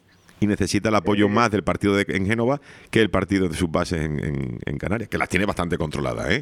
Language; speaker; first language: Spanish; native; Spanish